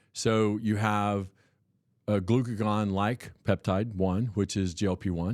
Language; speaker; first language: English; native; English